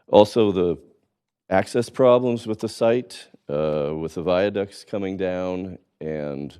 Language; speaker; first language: English; native; English